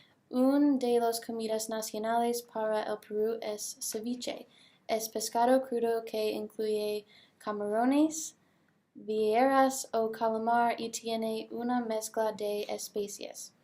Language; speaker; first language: Spanish; non-native, learner; English